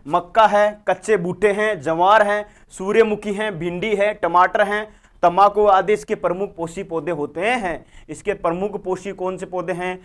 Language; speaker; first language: Hindi; native; Hindi